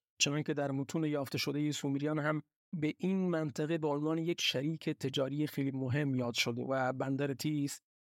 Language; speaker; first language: Persian; non-native, local second language; Baluchi